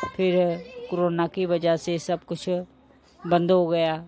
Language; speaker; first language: Hindi; native; Hindi